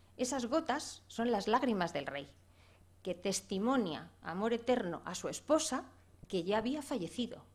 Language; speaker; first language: Spanish; native; Spanish